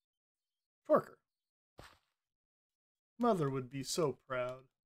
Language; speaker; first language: English; native; English